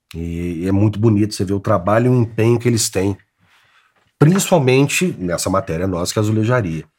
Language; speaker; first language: Portuguese; native; Portuguese